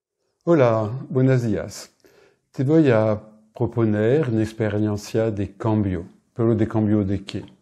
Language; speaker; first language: Spanish; non-native, fluent; French